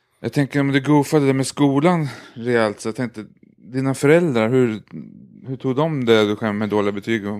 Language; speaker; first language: Swedish; native; Swedish